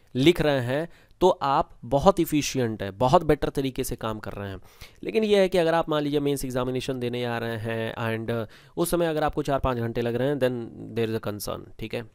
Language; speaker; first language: Hindi; native; Hindi